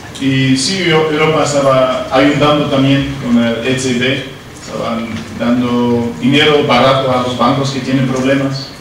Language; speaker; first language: Spanish; non-native, learner; Dutch